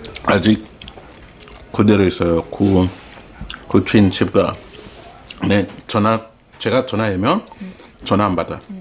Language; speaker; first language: Korean; non-native, learner; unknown